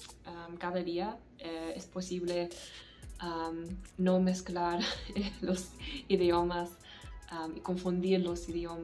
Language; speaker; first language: Spanish; non-native, fluent; English